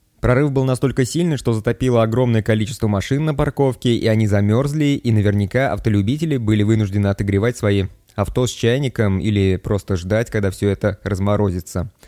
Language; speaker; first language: Russian; native; Russian